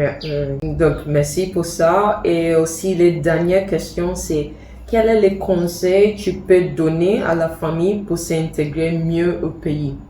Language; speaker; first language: French; non-native, fluent; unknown